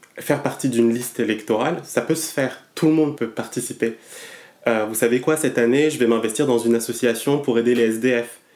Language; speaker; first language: French; non-native, local second language; Malagasy